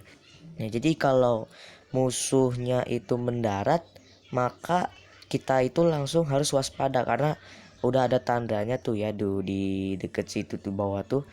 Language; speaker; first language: Indonesian; native; Indonesian